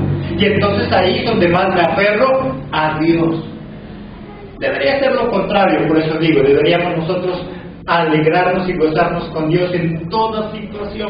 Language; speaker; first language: Spanish; native; Spanish